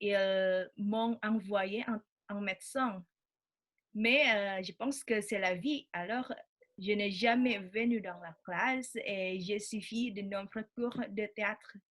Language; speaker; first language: French; non-native, learner; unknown